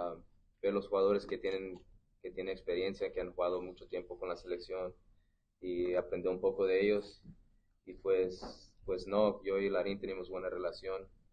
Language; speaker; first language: Spanish; early bilingual, heritage; English